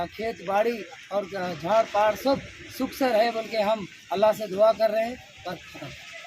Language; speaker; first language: Hindi; native; Hindi